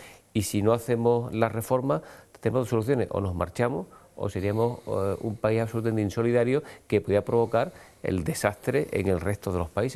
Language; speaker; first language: Spanish; native; Spanish